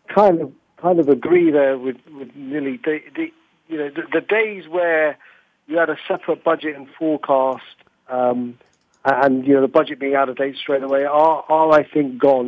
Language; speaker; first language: English; native; English